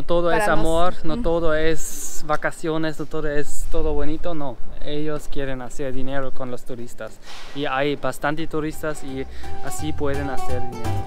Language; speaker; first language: Spanish; non-native, learner; German